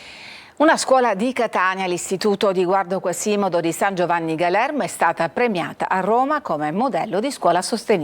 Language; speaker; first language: Italian; native; Italian